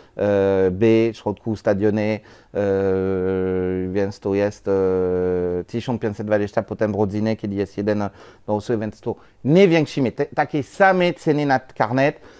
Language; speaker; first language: Polish; non-native, learner; French